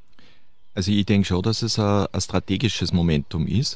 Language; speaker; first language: German; native; German